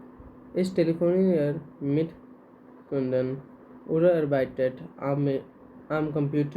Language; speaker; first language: German; non-native, learner; Hindi